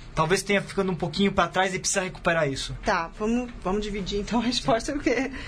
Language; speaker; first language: Portuguese; native; Portuguese